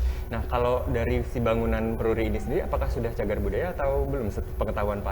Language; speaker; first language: Indonesian; native; Indonesian